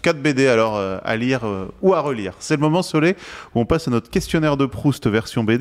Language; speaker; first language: French; native; French